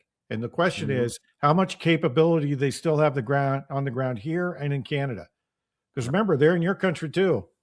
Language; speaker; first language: English; native; English